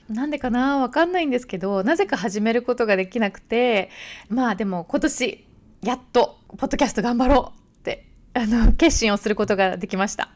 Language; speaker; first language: Japanese; native; Japanese